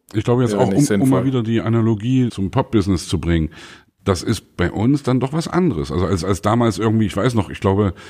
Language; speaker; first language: German; native; German